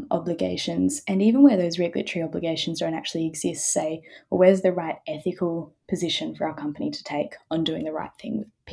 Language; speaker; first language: English; native; English